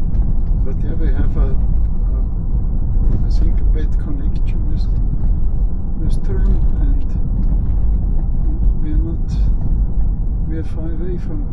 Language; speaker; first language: English; non-native, learner; German